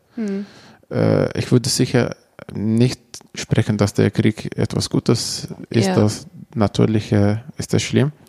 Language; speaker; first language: German; non-native, learner; Arabic